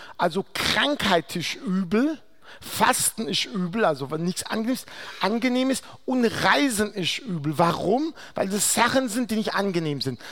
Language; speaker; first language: German; non-native, fluent; Aramaic